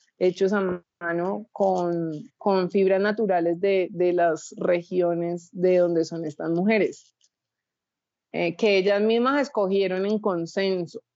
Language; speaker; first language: Spanish; native; Spanish